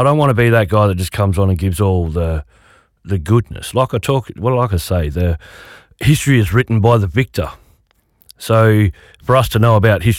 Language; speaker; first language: English; native; English